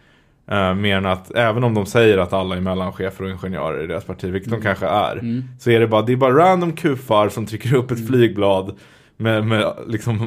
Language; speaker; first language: Swedish; native; Swedish